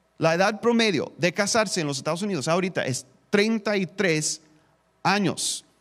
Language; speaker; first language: Spanish; non-native, fluent; English